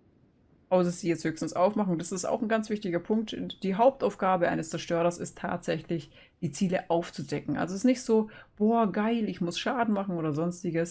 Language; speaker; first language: German; native; German